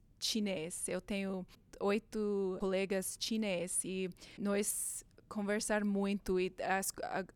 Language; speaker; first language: Portuguese; non-native, learner; English